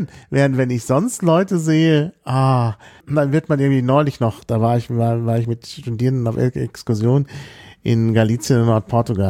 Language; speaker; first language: German; native; German